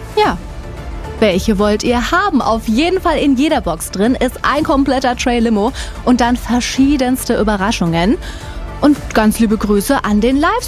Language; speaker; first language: German; native; German